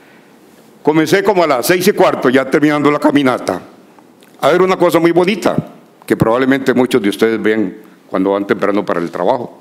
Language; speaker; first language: Spanish; native; Spanish